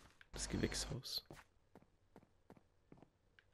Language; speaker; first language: German; native; German